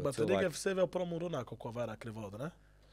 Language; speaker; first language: Latvian; non-native, learner; Portuguese